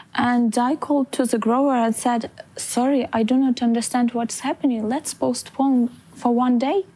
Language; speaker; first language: English; non-native, fluent; Ukrainian